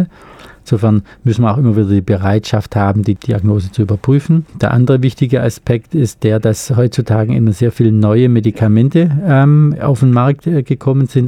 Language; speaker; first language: German; native; German